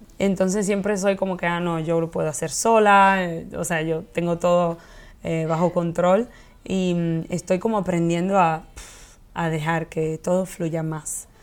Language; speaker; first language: Spanish; early bilingual, heritage; Spanish